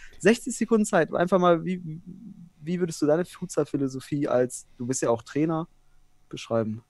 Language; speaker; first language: German; early bilingual, other home language; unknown